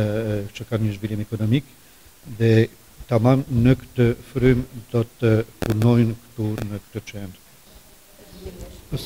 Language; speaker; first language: Albanian; non-native, fluent; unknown